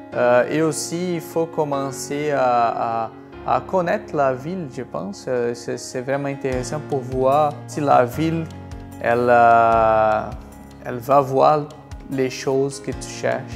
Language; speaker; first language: French; non-native, fluent; Portuguese